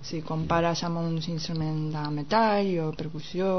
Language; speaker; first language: Catalan; non-native, fluent; Japanese